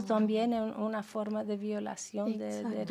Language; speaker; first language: Spanish; non-native, fluent; Persian